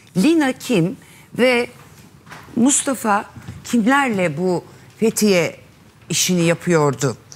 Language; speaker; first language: Turkish; native; Turkish